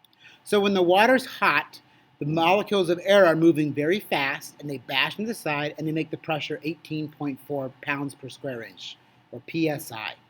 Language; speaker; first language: English; native; English